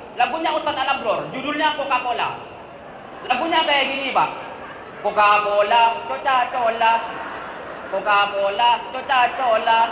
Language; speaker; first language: Indonesian; non-native, local second language; Madurese